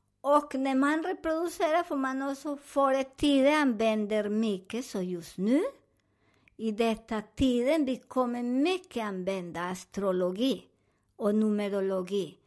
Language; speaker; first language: Swedish; non-native, fluent; Spanish